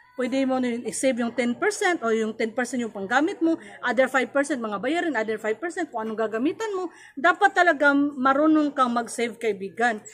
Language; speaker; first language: Filipino; non-native, local second language; Cebuano